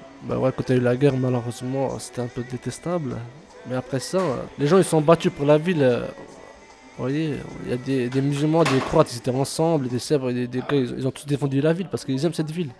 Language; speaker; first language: French; early bilingual, other home language; Bosnian